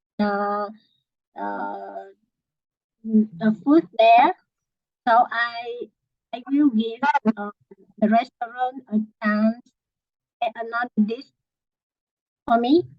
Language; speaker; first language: English; non-native, learner; Vietnamese